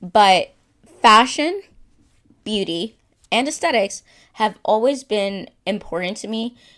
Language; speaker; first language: English; native; English